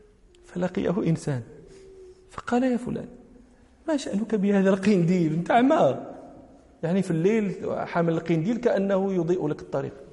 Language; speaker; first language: Arabic; native; Arabic